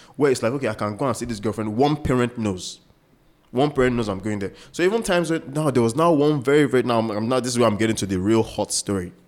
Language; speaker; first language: English; non-native, local second language; Yoruba